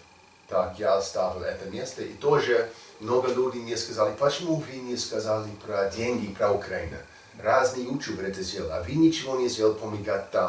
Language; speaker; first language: Russian; non-native, learner; English